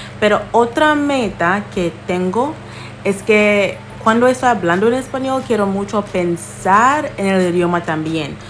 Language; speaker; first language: Spanish; non-native, fluent; English